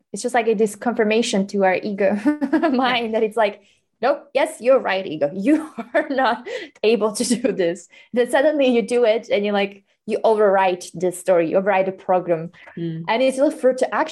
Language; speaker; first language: English; non-native, fluent; Slovak